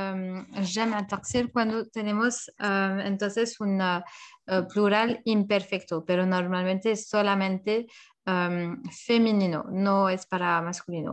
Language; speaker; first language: Spanish; non-native, fluent; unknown